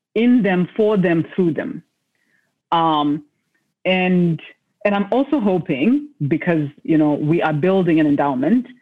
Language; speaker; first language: English; non-native, local second language; Shona